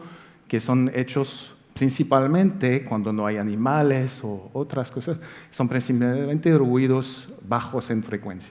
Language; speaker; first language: Spanish; non-native, fluent; French